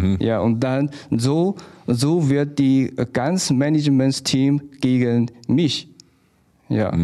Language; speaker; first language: German; non-native, fluent; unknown